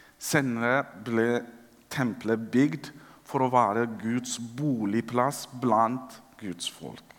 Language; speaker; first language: Norwegian; non-native, fluent; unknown